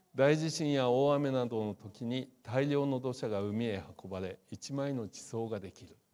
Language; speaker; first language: Japanese; native; Japanese